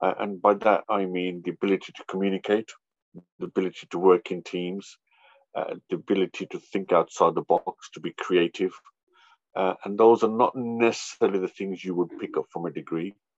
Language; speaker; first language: English; native; English